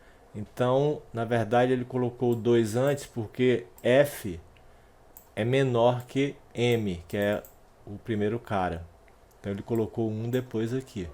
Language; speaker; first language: Portuguese; native; Portuguese